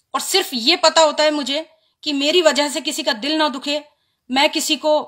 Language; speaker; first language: Hindi; native; Hindi